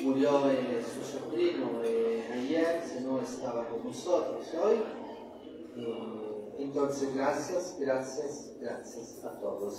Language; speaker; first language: Spanish; non-native, fluent; Italian